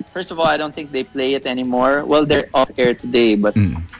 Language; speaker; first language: English; non-native, local second language; Filipino